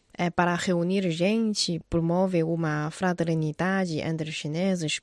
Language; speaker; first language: Portuguese; non-native, fluent; Chinese